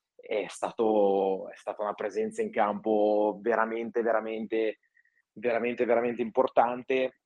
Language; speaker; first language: Italian; native; Italian